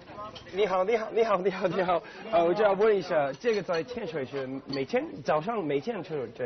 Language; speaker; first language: Chinese; non-native, learner; English